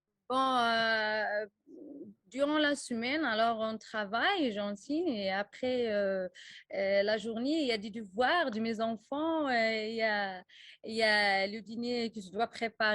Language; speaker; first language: French; non-native, local second language; Arabic